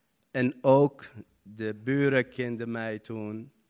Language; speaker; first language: Dutch; non-native, learner; Arabic